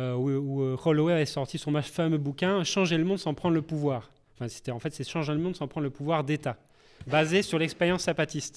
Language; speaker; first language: French; native; French